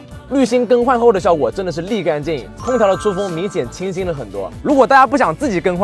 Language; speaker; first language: Chinese; native; Chinese